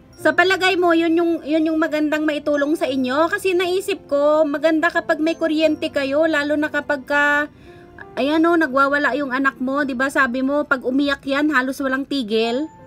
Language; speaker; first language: Filipino; non-native, local second language; Hiligaynon